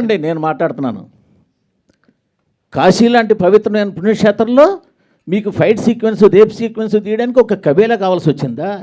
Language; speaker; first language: Telugu; native; Telugu